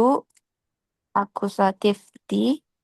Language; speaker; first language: German; non-native, learner; Indonesian